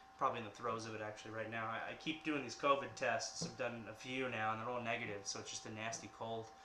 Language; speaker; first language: English; native; English